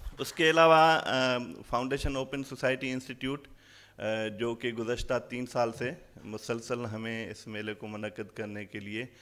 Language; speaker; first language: Urdu; non-native, local second language; Sindhi